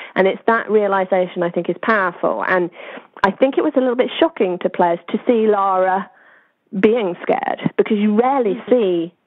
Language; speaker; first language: English; native; English